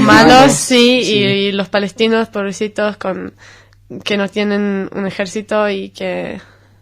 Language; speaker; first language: Spanish; non-native, fluent; Hebrew